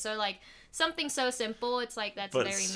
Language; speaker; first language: English; native; English